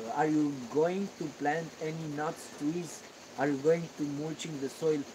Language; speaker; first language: English; non-native, learner; Romanian